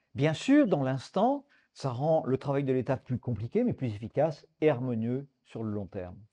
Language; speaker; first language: French; native; French